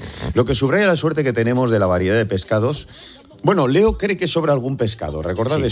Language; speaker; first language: Spanish; native; Spanish